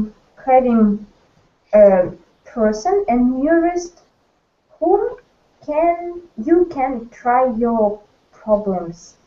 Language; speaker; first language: English; non-native, learner; Russian